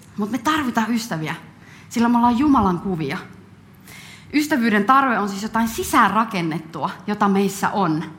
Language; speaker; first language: Finnish; native; Finnish